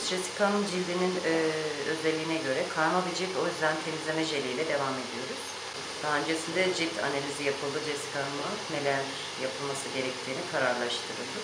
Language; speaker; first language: Turkish; native; Turkish